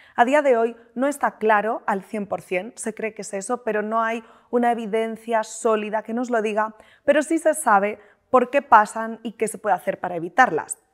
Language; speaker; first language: Spanish; native; Spanish